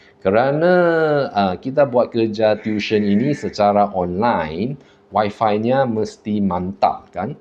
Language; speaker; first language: Malay; non-native, local second language; Chinese